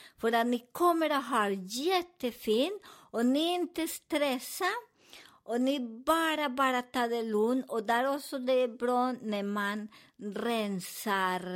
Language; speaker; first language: Swedish; non-native, learner; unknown